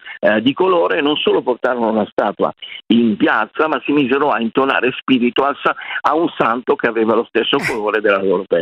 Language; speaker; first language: Italian; native; Italian